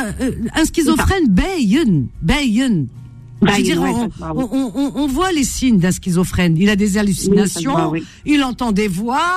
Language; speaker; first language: French; native; French